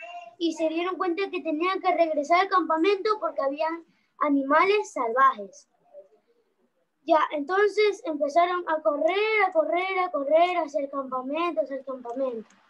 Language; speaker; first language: Spanish; native; Spanish